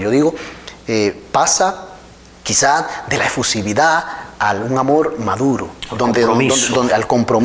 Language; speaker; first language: Spanish; native; Spanish